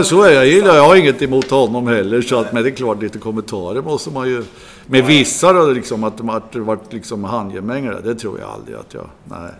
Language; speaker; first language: Swedish; native; Swedish